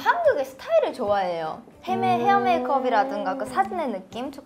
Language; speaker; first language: Korean; non-native, fluent; Japanese